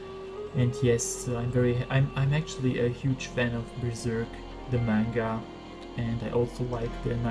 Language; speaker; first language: English; non-native, fluent; German